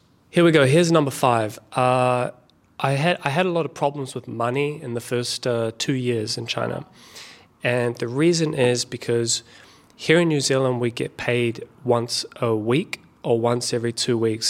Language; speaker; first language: English; native; English